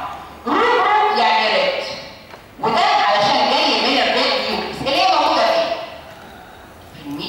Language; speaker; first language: Arabic; native; Arabic